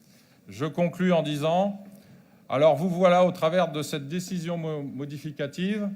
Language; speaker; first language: French; native; French